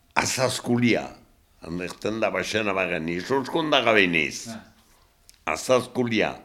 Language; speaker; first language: Basque; native; Basque